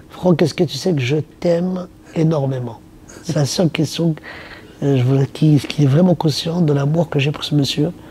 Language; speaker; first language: French; early bilingual, other home language; Arabic